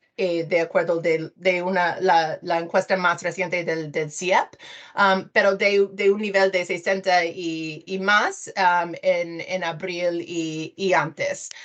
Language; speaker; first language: Spanish; non-native, fluent; English